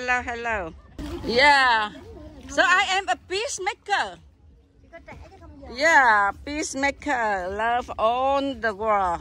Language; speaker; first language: English; non-native, learner; Vietnamese